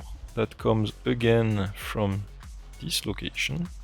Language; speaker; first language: English; non-native, fluent; French